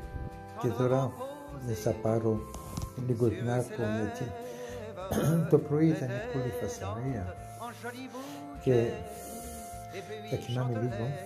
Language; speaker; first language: Greek; non-native, learner; French